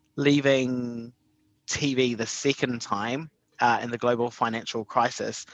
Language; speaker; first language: English; native; English